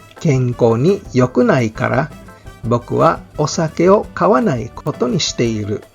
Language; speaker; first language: Japanese; non-native, fluent; Filipino